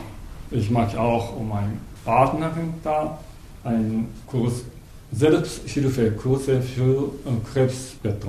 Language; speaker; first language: German; non-native, learner; Japanese